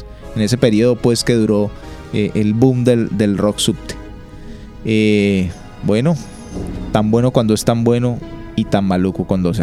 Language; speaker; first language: Spanish; native; Spanish